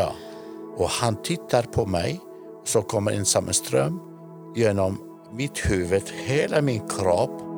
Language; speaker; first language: Swedish; non-native, fluent; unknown